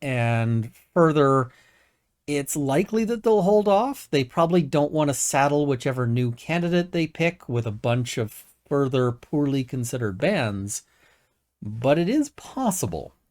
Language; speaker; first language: English; native; English